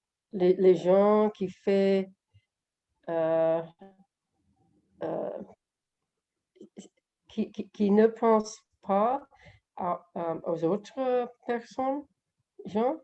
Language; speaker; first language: French; non-native, learner; English